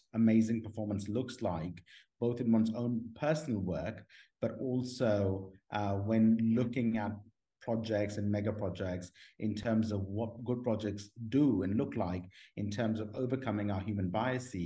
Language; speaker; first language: English; non-native, local second language; Urdu